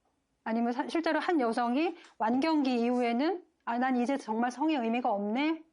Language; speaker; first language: Korean; native; Korean